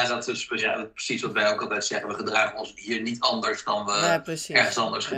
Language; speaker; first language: Dutch; native; Dutch